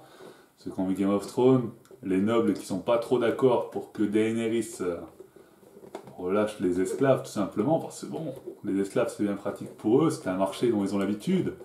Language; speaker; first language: French; native; French